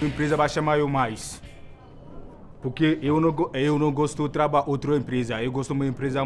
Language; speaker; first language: Portuguese; non-native, learner; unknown